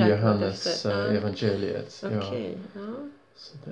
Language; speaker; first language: Swedish; non-native, fluent; English